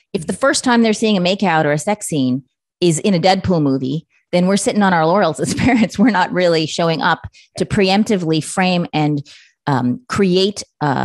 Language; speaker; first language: English; native; English